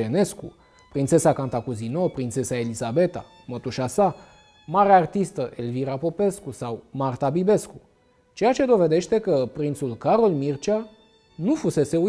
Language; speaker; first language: Romanian; native; Romanian